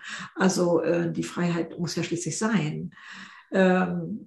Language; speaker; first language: German; native; German